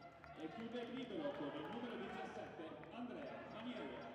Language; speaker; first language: Italian; native; Italian